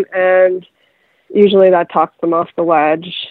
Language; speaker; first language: English; native; English